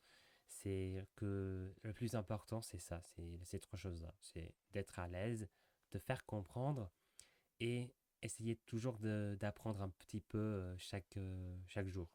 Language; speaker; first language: French; non-native, fluent; English